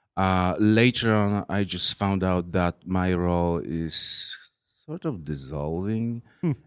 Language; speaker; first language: English; non-native, fluent; Polish